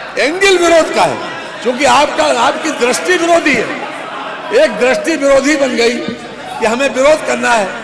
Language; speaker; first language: Hindi; native; Hindi